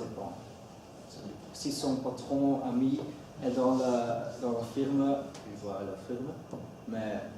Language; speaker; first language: French; non-native, learner; Dutch